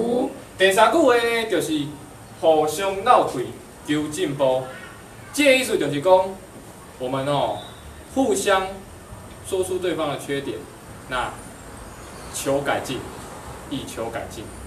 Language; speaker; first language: Chinese; native; Chinese